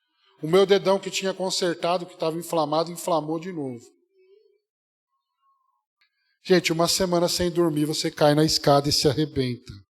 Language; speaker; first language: Portuguese; native; Portuguese